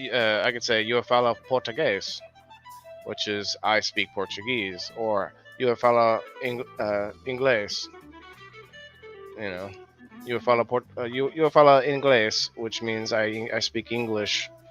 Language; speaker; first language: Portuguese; non-native, learner; English